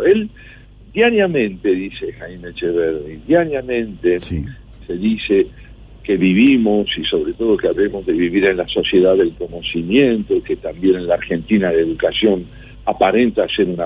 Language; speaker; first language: Spanish; native; Spanish